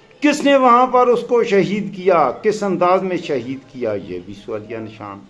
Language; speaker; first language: Urdu; non-native, local second language; Pashto